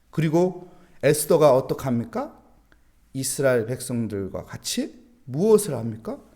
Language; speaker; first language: Korean; native; Korean